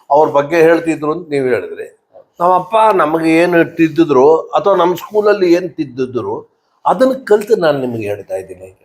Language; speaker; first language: Kannada; native; Kannada